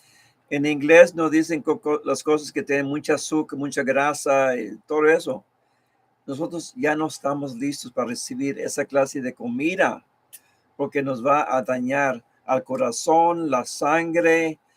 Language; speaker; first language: Spanish; early bilingual, heritage; Spanish